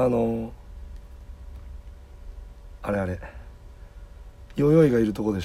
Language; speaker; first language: Japanese; native; Japanese